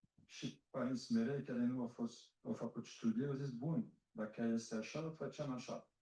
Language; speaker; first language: Romanian; early bilingual, other home language; French